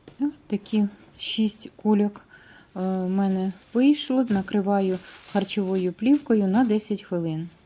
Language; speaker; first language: Ukrainian; native; Ukrainian